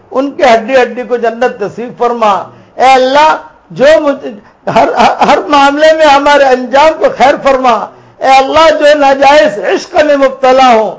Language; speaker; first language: Urdu; non-native, local second language; Gujarati